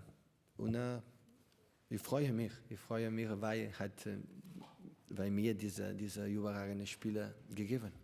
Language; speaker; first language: German; non-native, learner; Catalan